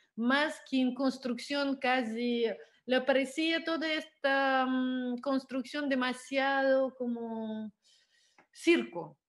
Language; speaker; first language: Spanish; non-native, learner; Russian